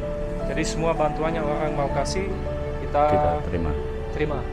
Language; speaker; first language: Indonesian; early bilingual, other home language; Dutch